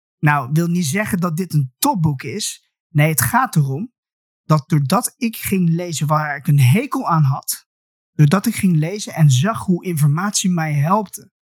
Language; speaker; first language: Dutch; native; Dutch